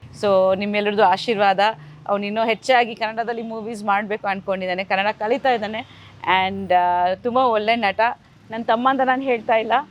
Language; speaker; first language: Kannada; non-native, fluent; Bangla